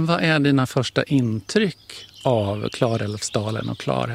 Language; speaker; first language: Swedish; native; Swedish